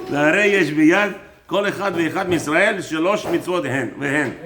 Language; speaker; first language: Hebrew; early bilingual, heritage; English